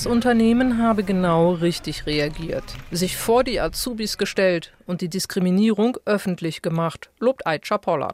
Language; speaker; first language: German; native; German